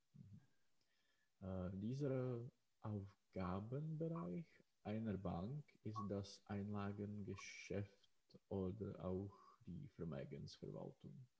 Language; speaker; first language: German; non-native, learner; Czech